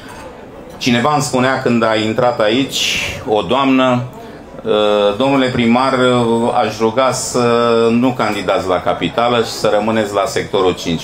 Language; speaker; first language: Romanian; native; Romanian